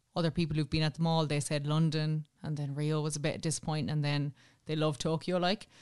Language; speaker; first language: English; native; English